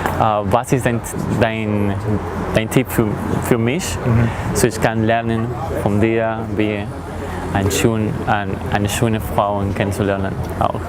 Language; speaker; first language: German; non-native, learner; Spanish